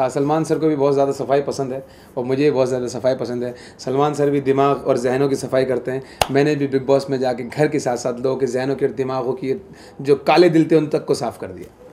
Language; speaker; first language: Hindi; native; Hindi